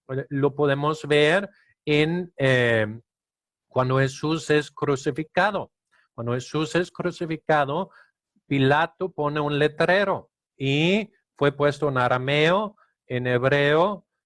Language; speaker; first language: Spanish; non-native, fluent; Danish